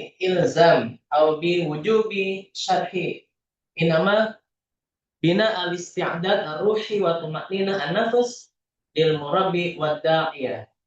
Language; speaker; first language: Arabic; non-native, fluent; Indonesian